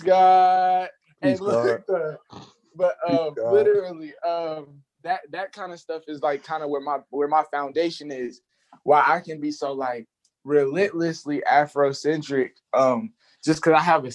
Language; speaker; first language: English; native; English